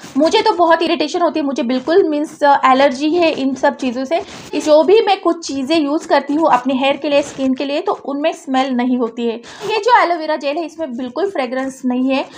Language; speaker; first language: Hindi; native; Hindi